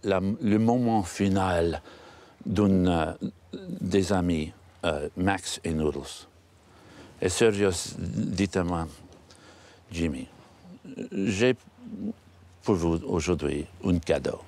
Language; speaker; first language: French; non-native, learner; English